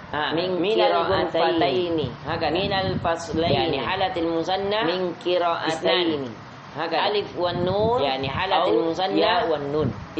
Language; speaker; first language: Arabic; non-native, fluent; Indonesian